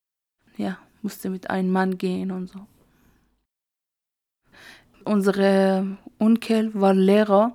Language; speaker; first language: German; non-native, learner; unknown